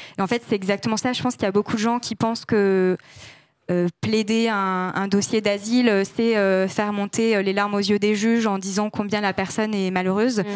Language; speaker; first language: French; native; French